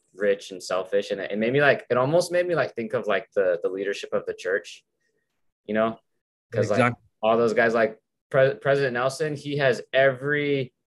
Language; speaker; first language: English; native; English